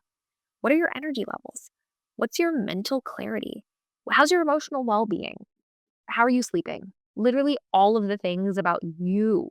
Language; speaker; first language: English; native; English